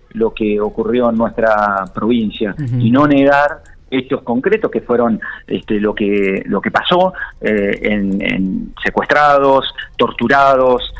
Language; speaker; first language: Spanish; native; Spanish